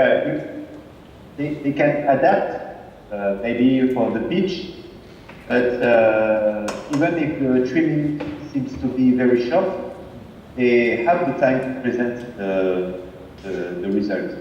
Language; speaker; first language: English; non-native, fluent; French